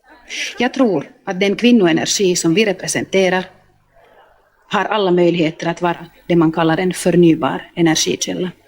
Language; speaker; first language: Swedish; native; Swedish